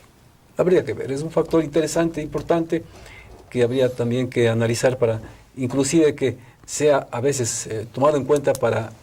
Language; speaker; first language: Spanish; native; Spanish